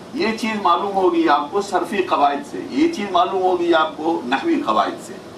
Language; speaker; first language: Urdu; native; Urdu